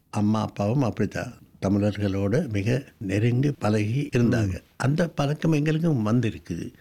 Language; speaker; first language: Tamil; non-native, local second language; Sinhala